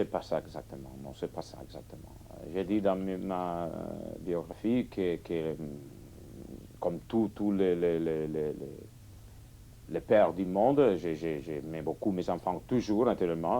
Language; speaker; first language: French; non-native, fluent; Catalan